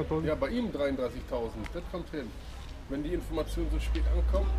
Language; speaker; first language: German; native; German